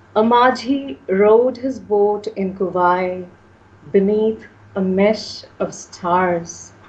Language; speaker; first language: English; non-native, local second language; Punjabi